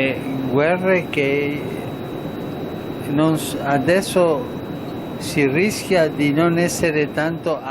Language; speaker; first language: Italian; non-native, fluent; Spanish